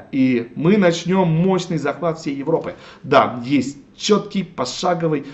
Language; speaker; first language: Russian; native; Russian